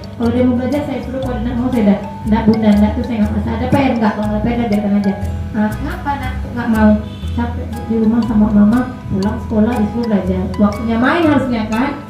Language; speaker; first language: Indonesian; native; Indonesian